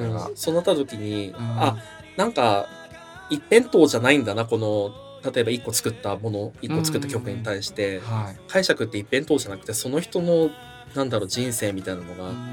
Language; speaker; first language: Japanese; native; Japanese